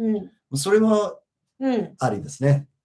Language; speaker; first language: Japanese; non-native, fluent; English